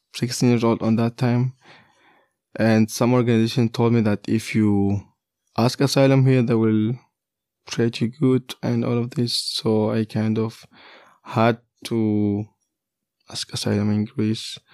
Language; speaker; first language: English; non-native, fluent; Kurdish